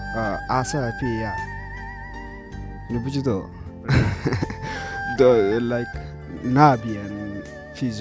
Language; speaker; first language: Chinese; non-native, learner; Oromo